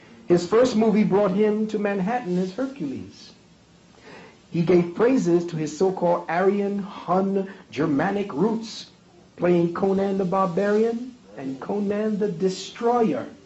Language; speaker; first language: English; native; English